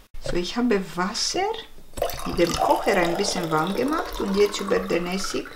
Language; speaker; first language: German; non-native, fluent; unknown